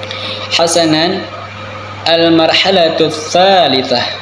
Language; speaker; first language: Arabic; non-native, learner; Indonesian